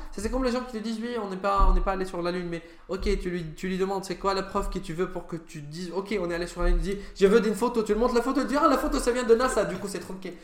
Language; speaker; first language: French; non-native, fluent; Arabic